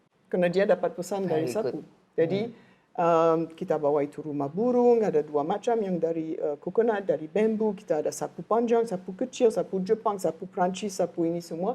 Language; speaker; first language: Indonesian; non-native, learner; French